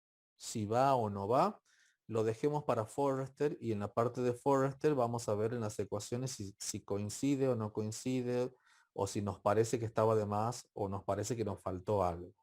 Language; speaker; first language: Spanish; native; Spanish